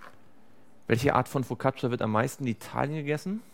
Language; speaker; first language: German; native; German